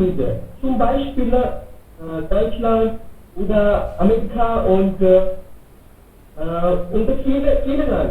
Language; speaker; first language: German; non-native, learner; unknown